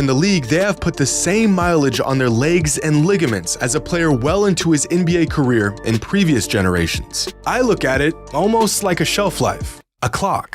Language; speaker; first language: English; native; English